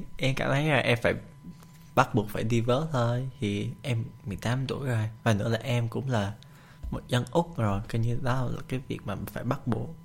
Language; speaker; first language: Vietnamese; early bilingual, heritage; Vietnamese